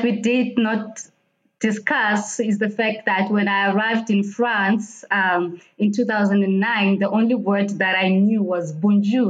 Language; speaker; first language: English; non-native, local second language; Xhosa